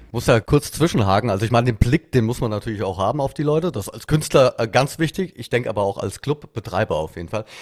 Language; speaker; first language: German; native; German